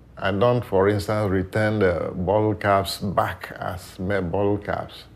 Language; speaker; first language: English; non-native, local second language; Ewe